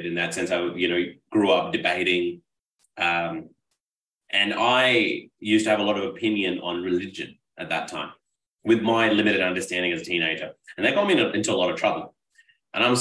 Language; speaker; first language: English; non-native, local second language; Urdu